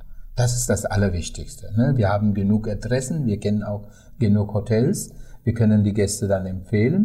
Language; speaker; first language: German; non-native, fluent; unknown